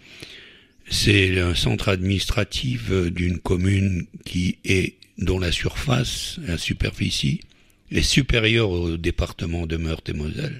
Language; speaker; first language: French; native; French